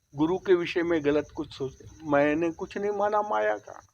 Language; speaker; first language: Hindi; non-native, local second language; Marathi